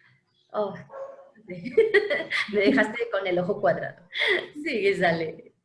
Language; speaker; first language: Spanish; native; Spanish